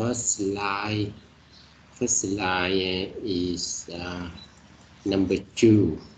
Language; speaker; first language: English; non-native, learner; Vietnamese